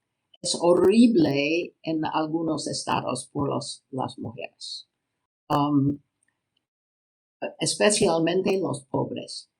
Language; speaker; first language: Spanish; non-native, learner; English